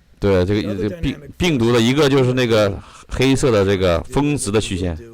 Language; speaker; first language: Chinese; native; Chinese